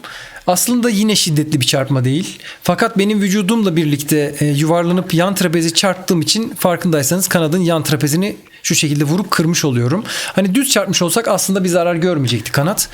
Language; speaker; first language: Turkish; native; Turkish